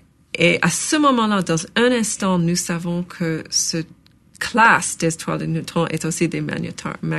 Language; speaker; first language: French; non-native, local second language; English